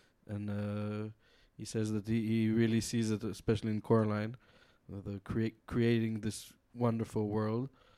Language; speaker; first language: English; non-native, fluent; Hebrew